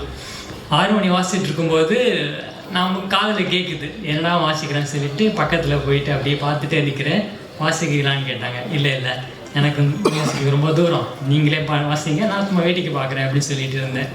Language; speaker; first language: Tamil; native; Tamil